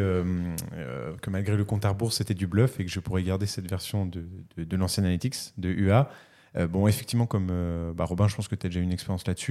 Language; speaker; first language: French; native; French